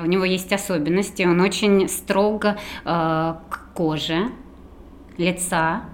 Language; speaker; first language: Russian; native; Russian